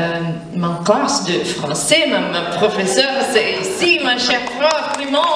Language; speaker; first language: French; non-native, learner; Portuguese